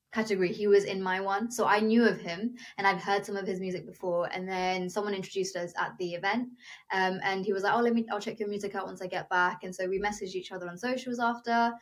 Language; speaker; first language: English; non-native, local second language; Telugu